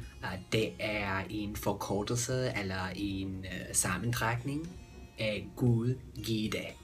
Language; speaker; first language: Danish; non-native, fluent; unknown